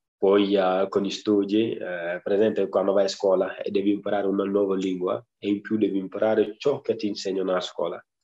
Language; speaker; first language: Italian; non-native, fluent; Wolof